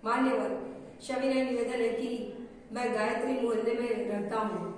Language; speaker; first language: Hindi; non-native, local second language; Gujarati